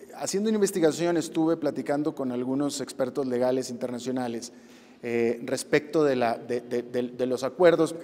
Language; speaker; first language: Spanish; native; Spanish